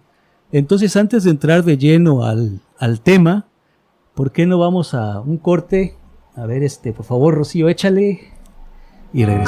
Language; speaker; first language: Spanish; native; Spanish